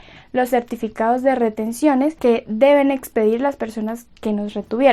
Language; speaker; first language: Spanish; native; Spanish